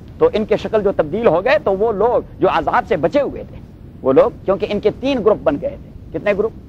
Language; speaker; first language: Urdu; non-native, local second language; Pashto